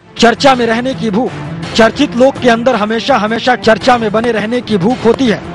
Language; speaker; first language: Hindi; native; Hindi